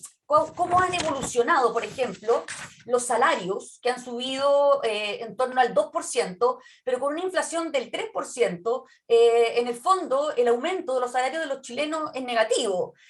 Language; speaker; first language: Spanish; native; Spanish